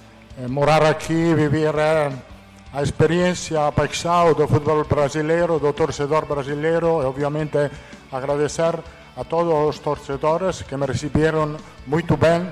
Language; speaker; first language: Portuguese; non-native, fluent; Italian